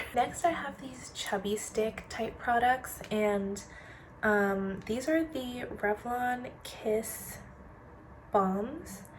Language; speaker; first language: English; native; English